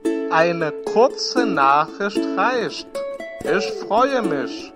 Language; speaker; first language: German; native; German